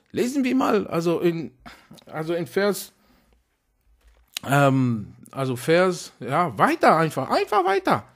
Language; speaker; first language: German; non-native, fluent; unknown